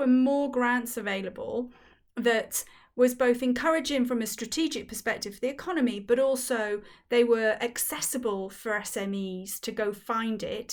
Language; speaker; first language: English; native; English